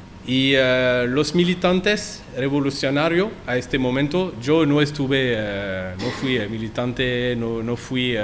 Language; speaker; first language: Spanish; non-native, learner; French